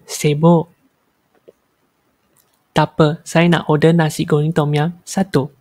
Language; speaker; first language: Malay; non-native, local second language; Chinese